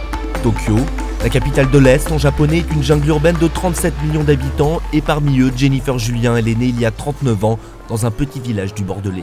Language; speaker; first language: French; native; French